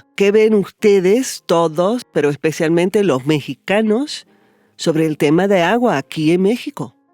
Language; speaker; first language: Spanish; non-native, fluent; English